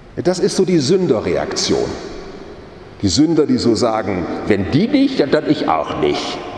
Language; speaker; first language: German; native; German